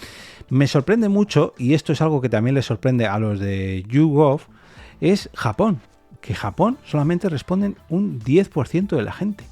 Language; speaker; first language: Spanish; native; Spanish